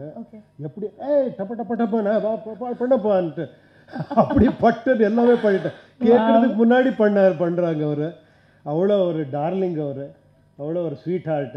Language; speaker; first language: Tamil; non-native, local second language; Kannada